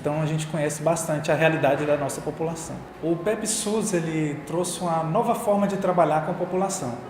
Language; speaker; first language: Portuguese; native; Portuguese